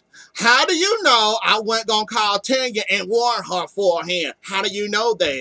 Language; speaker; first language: English; native; English